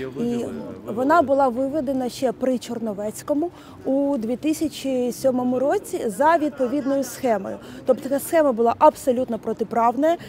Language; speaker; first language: Ukrainian; native; Ukrainian